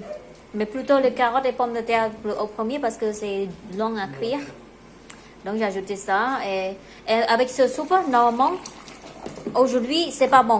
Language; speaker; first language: French; non-native, local second language; Khmer